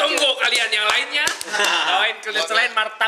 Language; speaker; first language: Indonesian; native; Indonesian